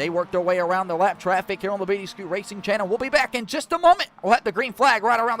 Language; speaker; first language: English; native; English